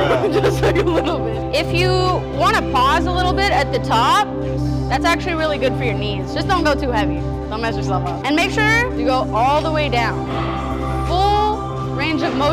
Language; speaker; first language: English; native; English